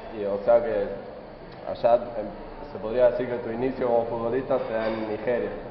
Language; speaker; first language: Spanish; native; Spanish